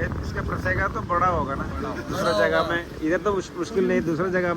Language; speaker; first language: Hindi; non-native, local second language; Malayalam